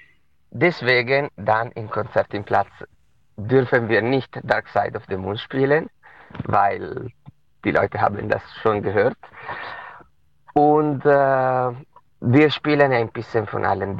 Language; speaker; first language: German; non-native, local second language; Italian